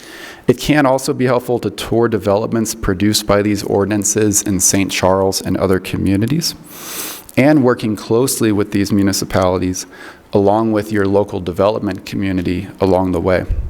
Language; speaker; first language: English; native; English